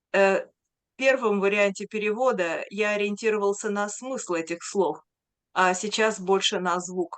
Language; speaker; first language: Russian; native; Russian